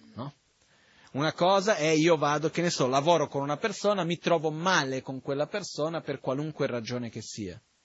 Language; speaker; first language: Italian; non-native, fluent; Portuguese